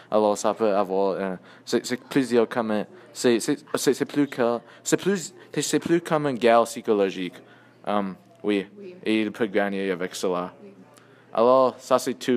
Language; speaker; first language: French; non-native, learner; English